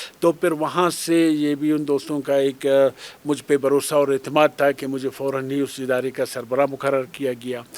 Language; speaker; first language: Urdu; non-native, local second language; Brahui